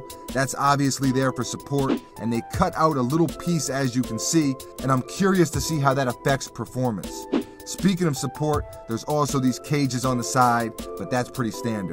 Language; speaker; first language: English; native; English